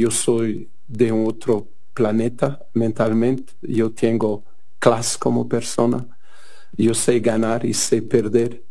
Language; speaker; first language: Spanish; non-native, fluent; Portuguese